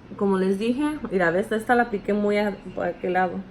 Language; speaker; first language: Spanish; early bilingual, heritage; Spanish